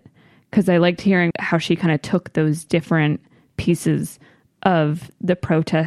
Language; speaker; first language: English; native; English